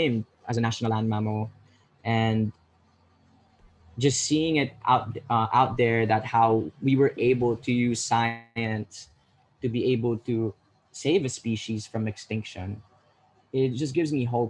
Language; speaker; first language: English; non-native, local second language; Filipino